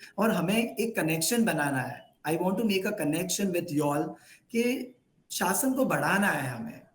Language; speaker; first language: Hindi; non-native, local second language; Gujarati